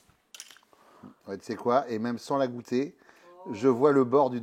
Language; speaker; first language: French; native; French